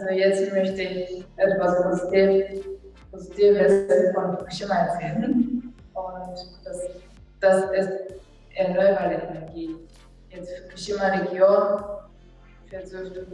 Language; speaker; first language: German; non-native, fluent; Japanese